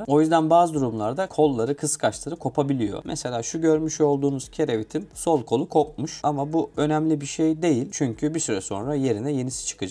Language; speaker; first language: Turkish; native; Turkish